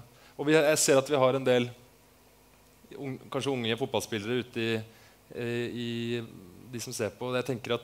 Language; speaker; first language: Norwegian; native; Norwegian